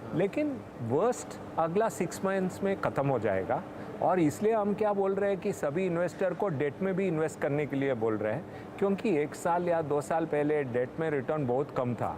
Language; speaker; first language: Hindi; non-native, local second language; Tamil